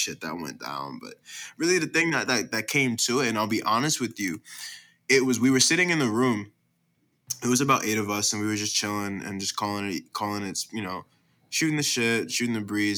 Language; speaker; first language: English; native; English